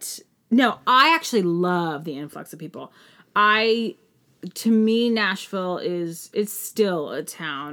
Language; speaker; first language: English; native; English